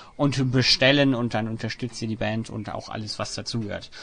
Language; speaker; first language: German; native; German